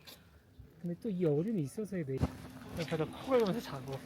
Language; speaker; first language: Korean; native; Korean